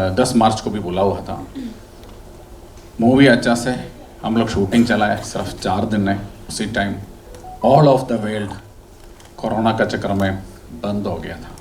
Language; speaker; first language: Hindi; non-native, local second language; Malayalam